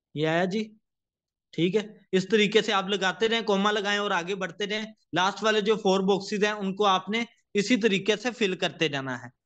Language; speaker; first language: Urdu; native; Urdu